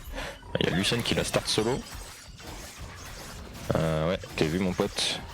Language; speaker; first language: French; native; French